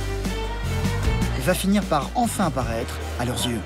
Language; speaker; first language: French; native; French